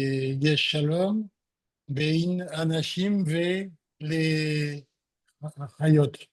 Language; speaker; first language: Hebrew; non-native, learner; French